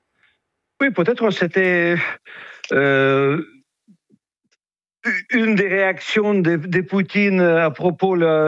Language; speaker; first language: French; non-native, fluent; Ukrainian